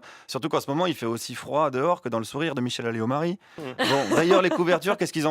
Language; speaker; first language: French; native; French